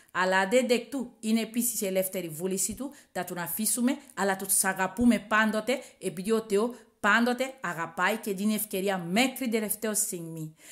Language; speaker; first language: Greek; non-native, learner; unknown